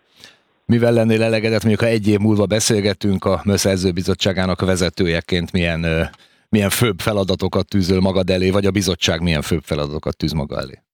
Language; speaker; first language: Hungarian; native; Hungarian